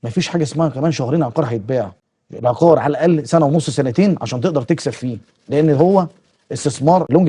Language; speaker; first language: Arabic; native; Arabic